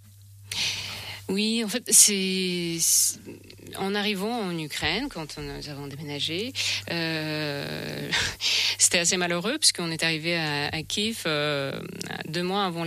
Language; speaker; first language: French; non-native, fluent; Russian